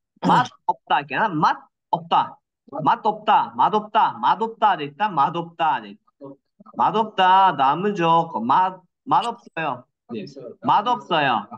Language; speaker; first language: Korean; non-native, learner; Kyrgyz